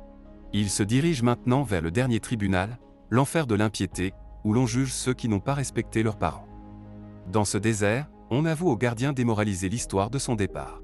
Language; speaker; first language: French; native; French